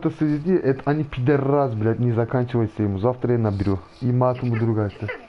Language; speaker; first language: Russian; non-native, learner; Turkish